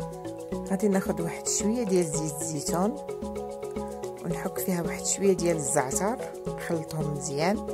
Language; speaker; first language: Arabic; native; Arabic